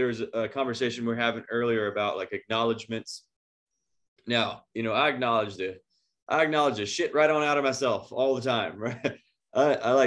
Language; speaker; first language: English; native; English